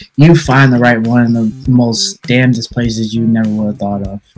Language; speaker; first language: English; native; English